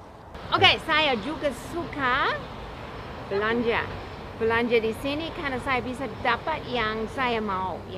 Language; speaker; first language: Indonesian; non-native, fluent; English